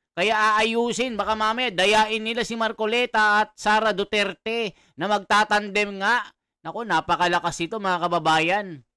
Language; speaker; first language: Filipino; native; Filipino